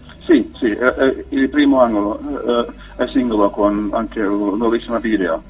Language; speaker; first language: Italian; non-native, learner; Finnish